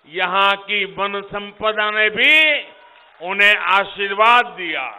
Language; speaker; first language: Hindi; non-native, local second language; Gujarati